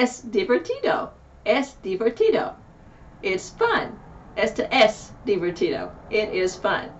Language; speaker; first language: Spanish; non-native, learner; English